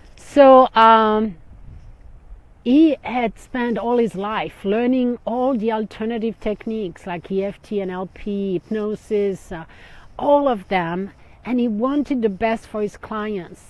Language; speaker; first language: English; non-native, fluent; French